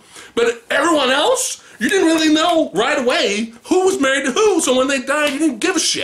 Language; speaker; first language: English; native; English